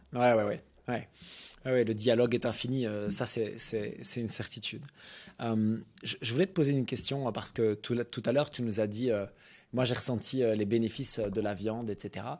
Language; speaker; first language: French; native; French